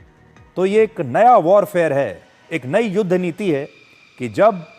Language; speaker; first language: Hindi; native; Hindi